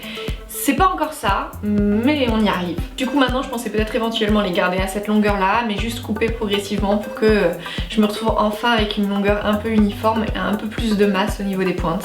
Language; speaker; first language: French; native; French